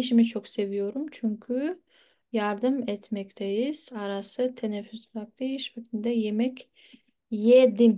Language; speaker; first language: Turkish; non-native, fluent; Kyrgyz